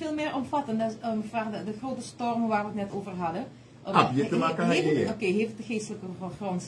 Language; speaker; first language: Dutch; native; Dutch